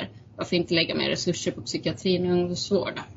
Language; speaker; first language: Swedish; native; Swedish